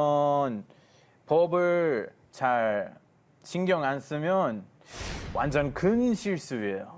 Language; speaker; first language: Korean; non-native, fluent; Hebrew